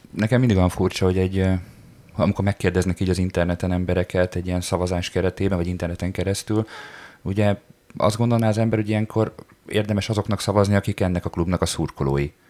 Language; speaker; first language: Hungarian; native; Hungarian